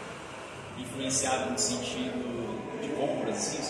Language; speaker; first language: Portuguese; native; Portuguese